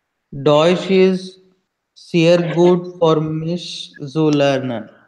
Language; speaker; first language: German; non-native, learner; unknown